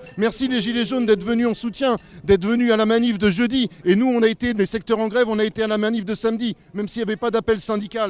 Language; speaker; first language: French; native; French